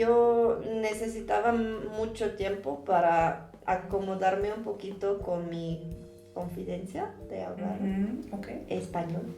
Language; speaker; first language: Spanish; non-native, learner; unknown